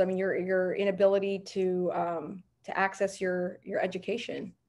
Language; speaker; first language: English; native; English